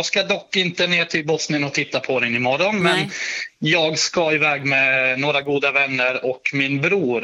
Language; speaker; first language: Swedish; early bilingual, other home language; Bosnian